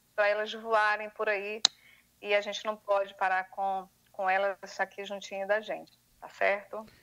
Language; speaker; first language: Portuguese; native; Portuguese